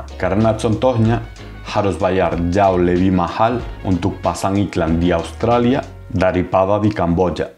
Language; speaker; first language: Indonesian; non-native, fluent; Spanish